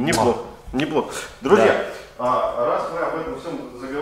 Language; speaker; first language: Russian; native; Russian